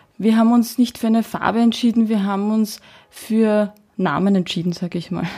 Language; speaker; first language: German; early bilingual, heritage; Czech